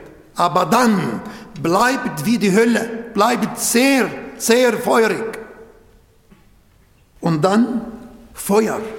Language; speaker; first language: German; non-native, fluent; Arabic